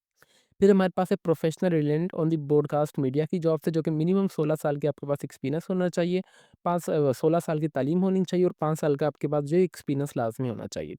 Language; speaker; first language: Hindi; non-native, local second language; Punjabi